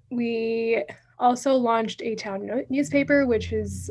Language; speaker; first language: English; native; English